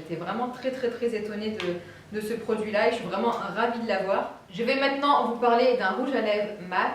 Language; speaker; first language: French; native; French